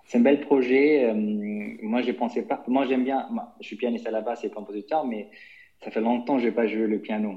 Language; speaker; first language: French; non-native, fluent; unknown